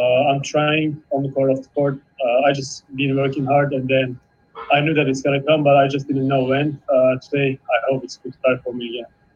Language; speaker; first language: English; non-native, fluent; Turkish